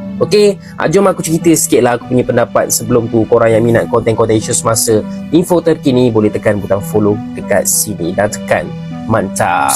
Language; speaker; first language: Malay; native; Malay